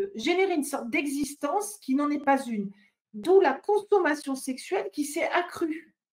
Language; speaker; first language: French; native; French